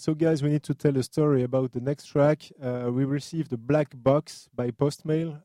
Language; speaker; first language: English; non-native, fluent; French